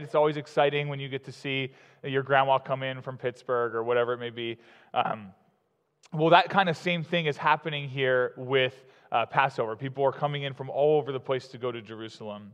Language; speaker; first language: English; native; English